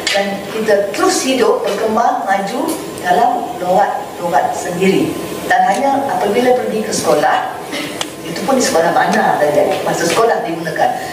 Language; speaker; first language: Malay; native; Malay